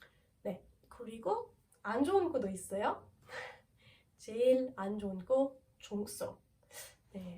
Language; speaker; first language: Korean; non-native, learner; French